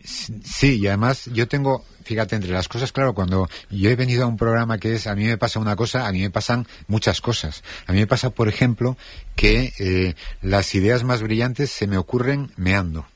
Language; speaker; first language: Spanish; native; Spanish